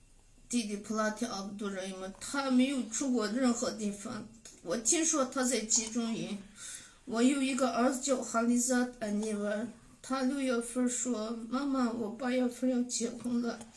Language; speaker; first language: Chinese; non-native, local second language; Uyghur